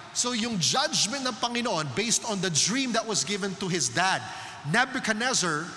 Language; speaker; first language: English; non-native, local second language; Filipino